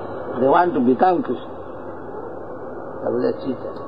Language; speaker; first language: English; non-native, local second language; Bangla